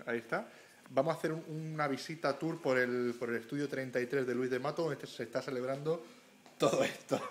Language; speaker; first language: Spanish; native; Spanish